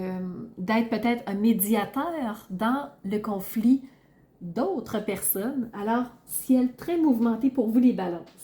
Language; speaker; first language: French; native; French